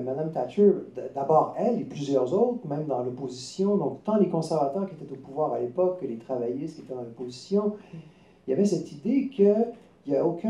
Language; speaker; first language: French; native; French